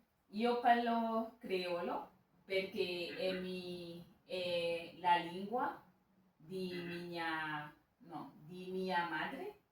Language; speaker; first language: Italian; non-native, learner; Haitian Creole